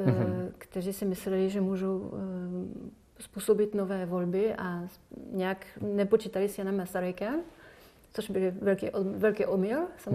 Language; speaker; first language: Czech; non-native, fluent; French